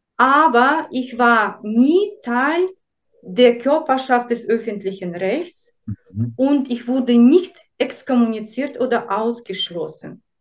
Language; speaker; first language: German; non-native, fluent; Russian